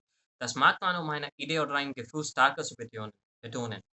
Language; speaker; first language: German; non-native, fluent; Hindi